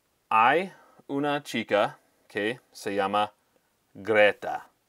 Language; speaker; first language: Spanish; non-native, fluent; English